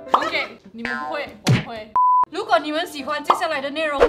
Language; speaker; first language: Chinese; non-native, local second language; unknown